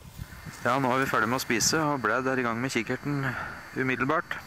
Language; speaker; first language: Norwegian; native; Norwegian